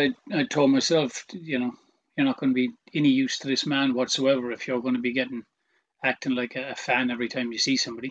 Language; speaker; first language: English; native; English